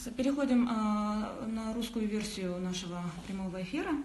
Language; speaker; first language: Russian; non-native, local second language; Kazakh